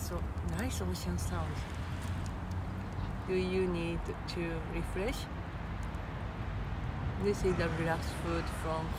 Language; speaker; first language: English; non-native, fluent; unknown